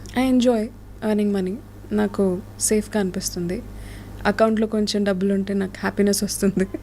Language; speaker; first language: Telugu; native; Telugu